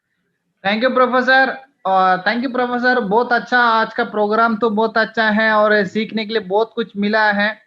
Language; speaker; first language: Hindi; non-native, local second language; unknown